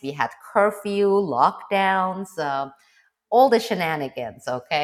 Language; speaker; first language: English; non-native, fluent; Turkish